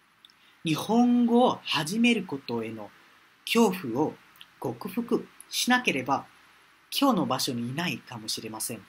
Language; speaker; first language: Japanese; non-native, fluent; Malay